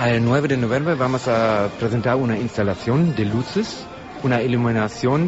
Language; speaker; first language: Spanish; non-native, fluent; German